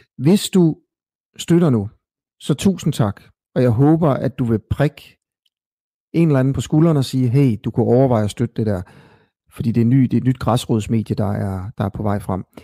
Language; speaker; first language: Danish; native; Danish